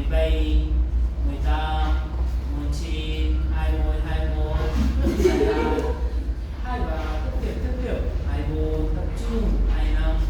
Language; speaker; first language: Vietnamese; non-native, learner; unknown